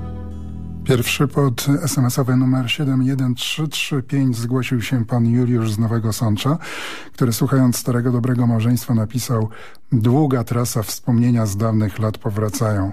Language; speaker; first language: Polish; native; Polish